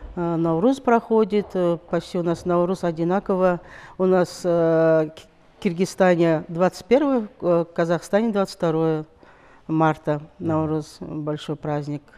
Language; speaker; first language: Russian; non-native, local second language; Kazakh